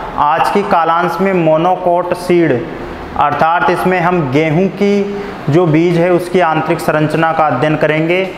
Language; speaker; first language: Hindi; native; Hindi